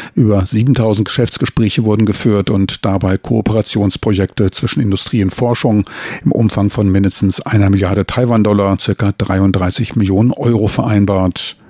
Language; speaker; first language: German; native; German